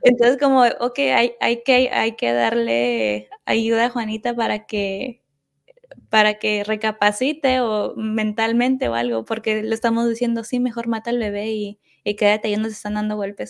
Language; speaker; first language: Spanish; native; Spanish